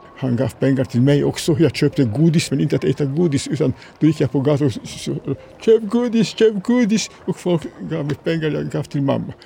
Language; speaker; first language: Swedish; non-native, fluent; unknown